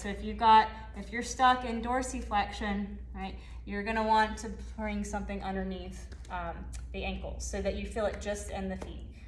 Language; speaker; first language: English; native; English